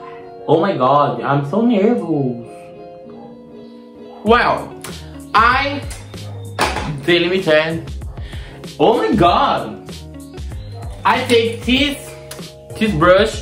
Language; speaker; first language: English; non-native, learner; Portuguese